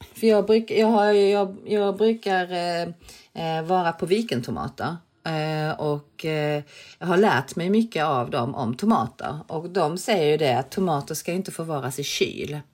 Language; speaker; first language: Swedish; native; Swedish